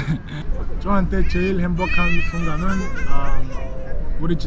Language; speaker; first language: Korean; non-native, learner; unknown